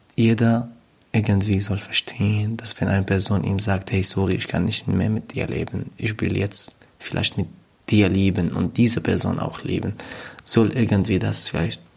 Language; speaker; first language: German; non-native, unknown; Arabic